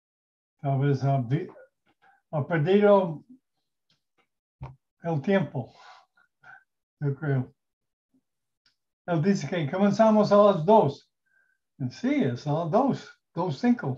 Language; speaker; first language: Spanish; non-native, learner; English